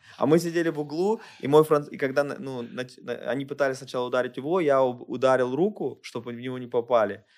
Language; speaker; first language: Russian; non-native, fluent; German